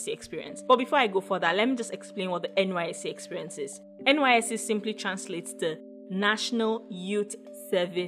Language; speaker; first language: English; non-native, local second language; Yoruba